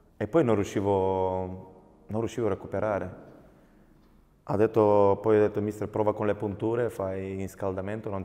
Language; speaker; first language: Italian; non-native, fluent; Macedonian